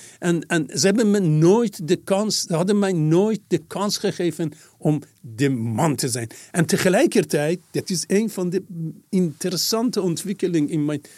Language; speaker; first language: Dutch; non-native, fluent; Persian